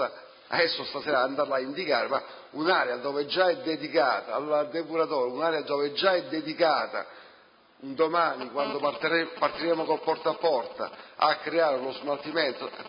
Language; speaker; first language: Italian; native; Italian